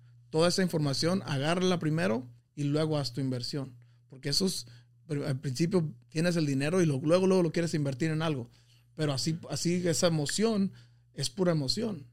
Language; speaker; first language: Spanish; early bilingual, heritage; Spanish